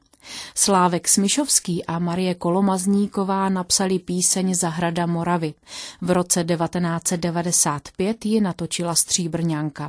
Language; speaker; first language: Czech; native; Czech